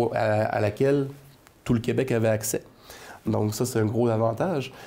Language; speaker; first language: French; native; French